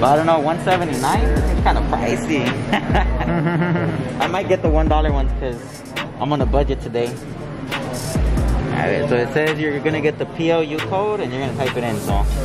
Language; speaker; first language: English; early bilingual, other home language; Spanish